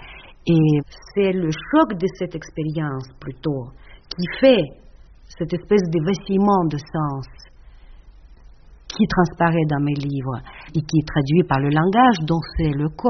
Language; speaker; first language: French; non-native, fluent; Russian